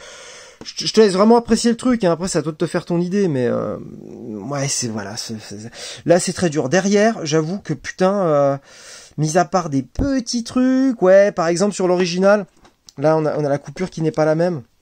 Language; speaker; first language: French; native; French